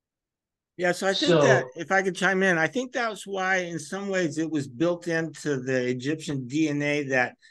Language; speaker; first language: English; native; English